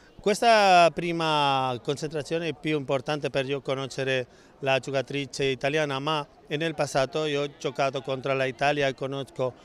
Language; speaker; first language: Italian; non-native, learner; Spanish